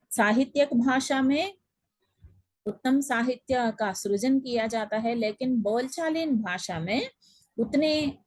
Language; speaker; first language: Hindi; non-native, local second language; Telugu